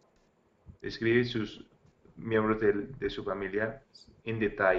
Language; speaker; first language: Spanish; non-native, learner; English